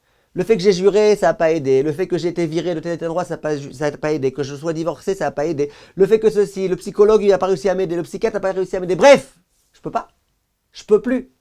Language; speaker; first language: French; native; French